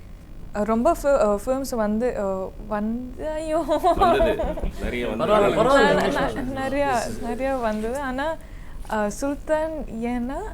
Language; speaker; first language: Tamil; non-native, learner; Kodava